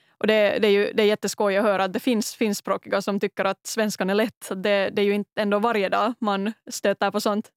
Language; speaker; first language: Swedish; native; Swedish